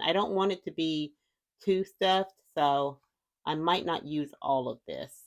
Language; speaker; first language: English; native; English